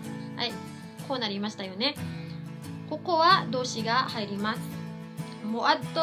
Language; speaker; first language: Japanese; non-native, fluent; Cebuano